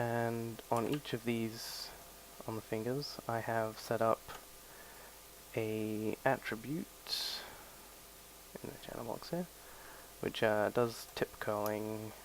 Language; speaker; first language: English; native; English